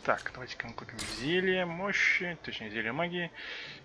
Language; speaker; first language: Russian; native; Russian